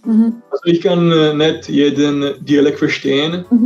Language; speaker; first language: German; non-native, fluent; Czech